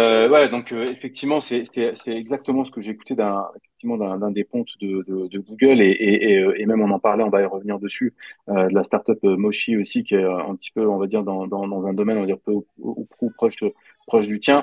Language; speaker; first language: French; native; French